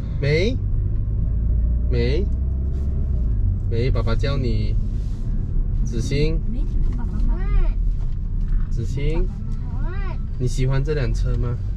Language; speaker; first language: Chinese; non-native, local second language; English